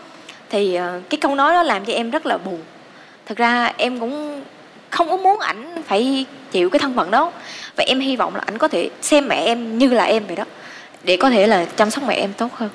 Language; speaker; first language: Vietnamese; native; Vietnamese